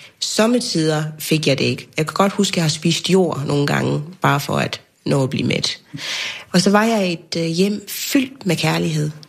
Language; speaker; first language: Danish; early bilingual, other home language; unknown